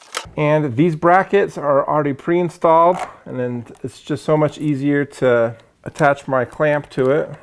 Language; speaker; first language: English; native; English